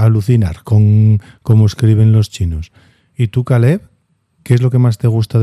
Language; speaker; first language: Spanish; native; Spanish